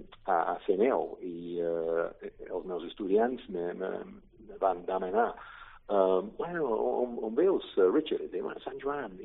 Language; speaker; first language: Catalan; non-native, learner; English